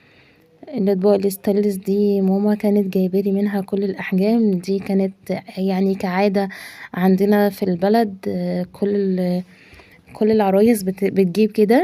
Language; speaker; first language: Arabic; native; Arabic